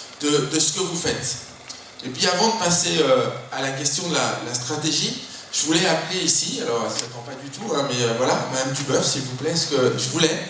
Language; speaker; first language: French; native; French